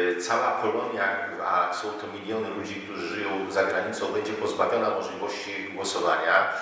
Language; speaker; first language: Polish; native; Polish